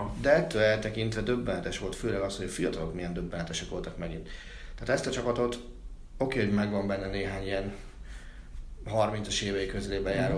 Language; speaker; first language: Hungarian; native; Hungarian